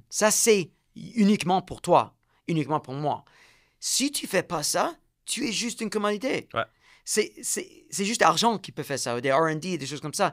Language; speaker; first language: French; non-native, learner; English